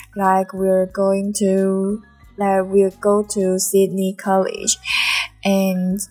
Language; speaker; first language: English; non-native, learner; Chinese